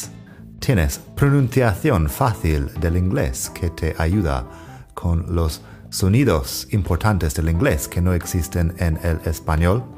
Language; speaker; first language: Spanish; non-native, fluent; English